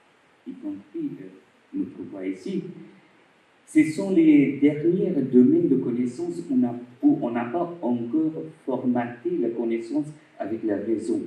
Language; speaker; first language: French; non-native, fluent; Bangla